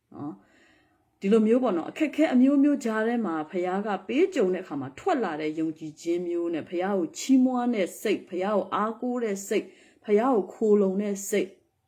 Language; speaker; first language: Burmese; non-native, local second language; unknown